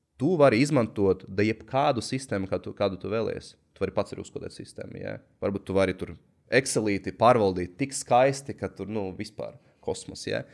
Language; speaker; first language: Latvian; native; Latvian